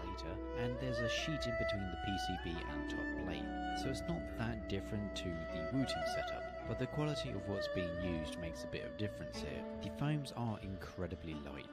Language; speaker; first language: English; native; English